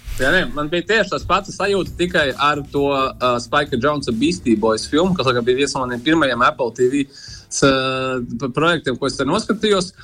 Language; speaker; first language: Latvian; non-native, local second language; Russian